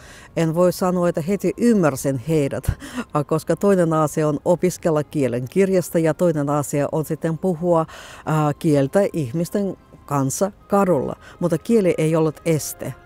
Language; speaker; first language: Finnish; non-native, fluent; Russian